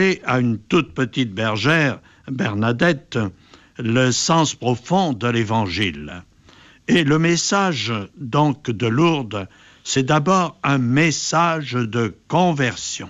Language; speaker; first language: French; native; French